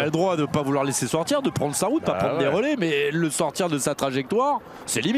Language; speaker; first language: French; native; French